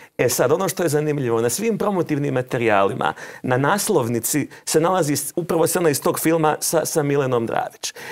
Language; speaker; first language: Serbian; native; Serbian